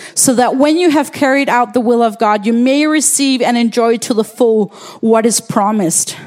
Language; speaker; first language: English; non-native, fluent; Danish